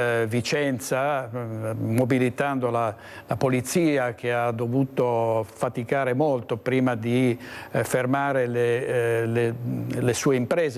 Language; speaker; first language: Italian; native; Italian